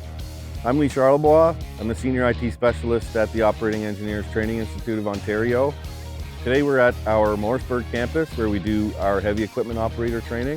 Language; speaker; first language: English; native; English